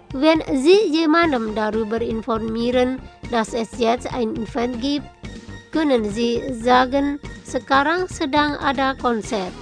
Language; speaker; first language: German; non-native, fluent; Indonesian